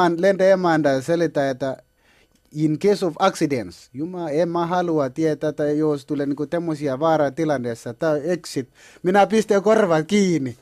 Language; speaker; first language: Finnish; non-native, learner; Kalenjin